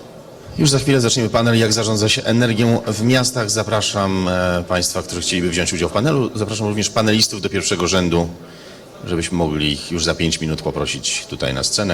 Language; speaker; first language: Polish; native; Polish